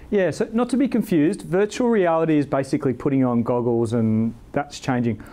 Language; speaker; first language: English; native; English